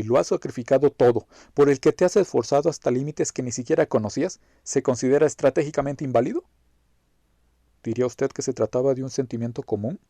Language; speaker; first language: Spanish; native; Spanish